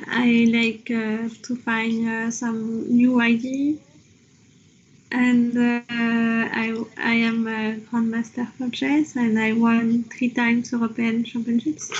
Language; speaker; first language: English; non-native, learner; French